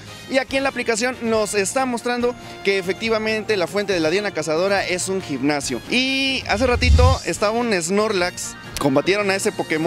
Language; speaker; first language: Spanish; native; Spanish